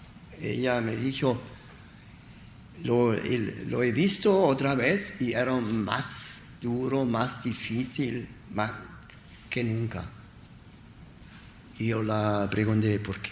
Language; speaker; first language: Spanish; non-native, learner; German